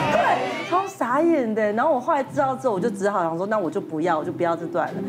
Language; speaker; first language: Chinese; native; Chinese